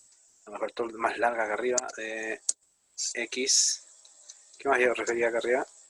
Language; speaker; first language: Spanish; native; Spanish